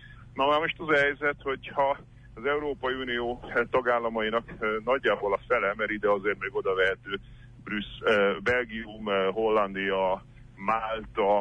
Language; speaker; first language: Hungarian; native; Hungarian